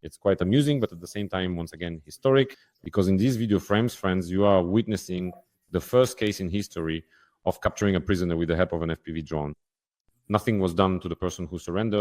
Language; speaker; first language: English; non-native, fluent; Ukrainian